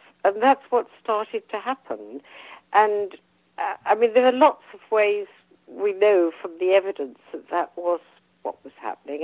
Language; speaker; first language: English; native; English